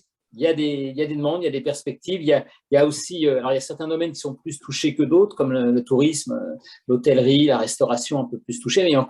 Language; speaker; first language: French; native; French